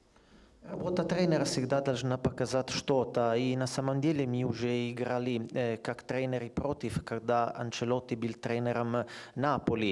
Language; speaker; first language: Russian; non-native, fluent; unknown